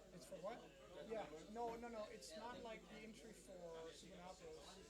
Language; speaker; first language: English; non-native, fluent; Danish